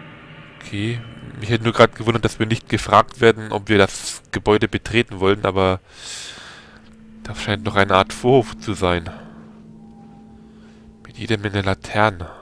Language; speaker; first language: German; native; German